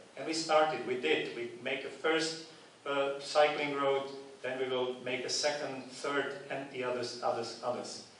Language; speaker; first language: English; non-native, fluent; Slovak